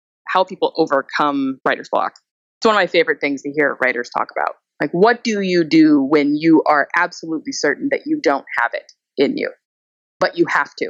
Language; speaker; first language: English; native; English